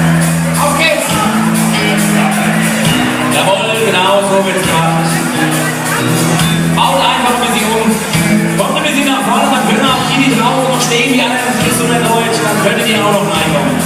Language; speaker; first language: German; native; German